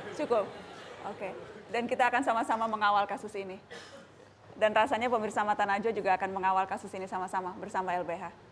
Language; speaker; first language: Indonesian; native; Indonesian